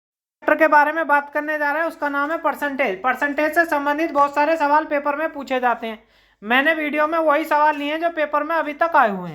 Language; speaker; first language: Hindi; native; Hindi